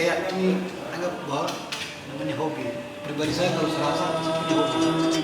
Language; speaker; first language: Indonesian; native; Indonesian